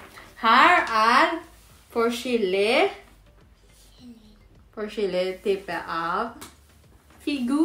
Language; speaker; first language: Norwegian; non-native, learner; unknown